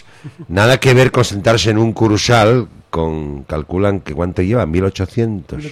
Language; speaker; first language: Spanish; native; Spanish